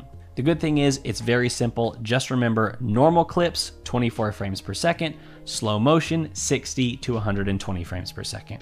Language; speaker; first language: English; native; English